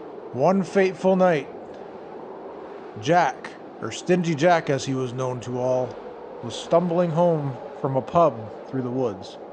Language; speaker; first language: English; native; English